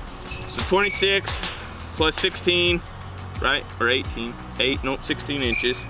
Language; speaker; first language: English; native; English